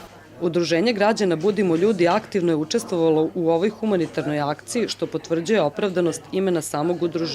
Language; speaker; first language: Serbian; native; Serbian